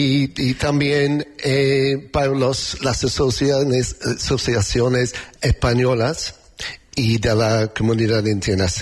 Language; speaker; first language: Spanish; non-native, learner; English